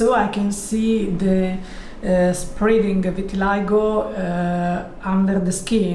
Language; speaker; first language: English; non-native, learner; Italian